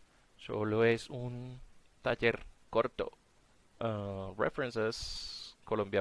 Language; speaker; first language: Spanish; native; Spanish